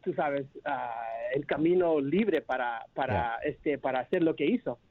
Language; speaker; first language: Spanish; early bilingual, heritage; Spanish